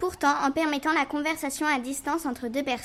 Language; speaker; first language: French; native; French